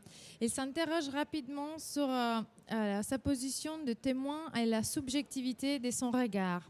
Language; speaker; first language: French; non-native, fluent; Italian